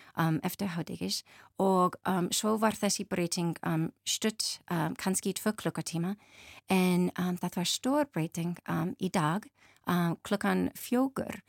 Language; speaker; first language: Icelandic; non-native, learner; English